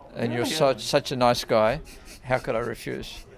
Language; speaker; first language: English; native; English